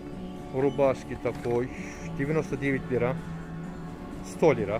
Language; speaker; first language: Russian; non-native, learner; Turkish